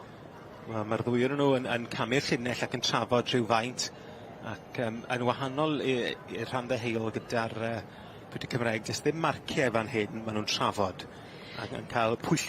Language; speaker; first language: Welsh; native; Welsh